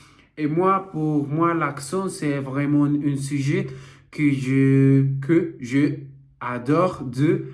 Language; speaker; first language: French; non-native, learner; Portuguese